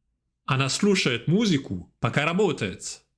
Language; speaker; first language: Russian; non-native, fluent; French